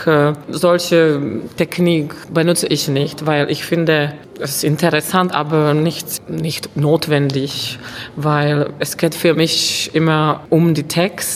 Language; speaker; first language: German; non-native, fluent; Czech